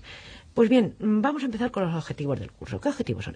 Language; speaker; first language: Spanish; native; Spanish